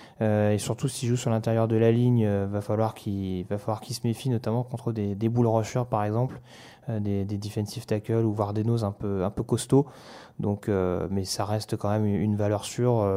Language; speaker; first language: French; native; French